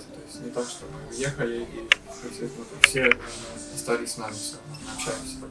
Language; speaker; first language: Russian; native; Russian